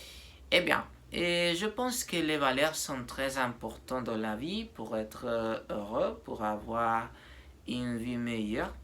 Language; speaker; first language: French; non-native, learner; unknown